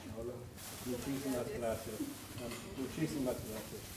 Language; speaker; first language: Spanish; early bilingual, heritage; Spanish